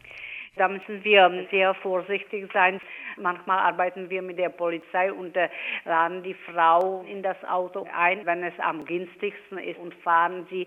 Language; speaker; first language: German; non-native, fluent; Czech